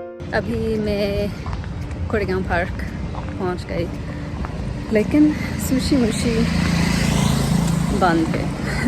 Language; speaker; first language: Hindi; non-native, learner; English